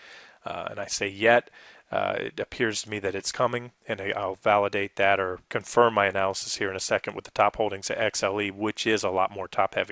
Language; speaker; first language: English; native; English